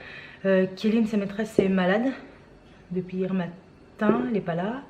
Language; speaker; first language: French; native; French